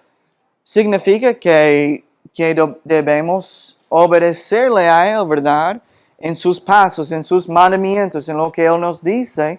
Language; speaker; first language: Spanish; non-native, fluent; English